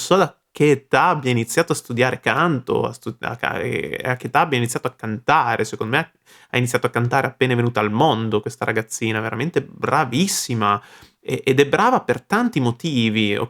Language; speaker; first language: Italian; native; Italian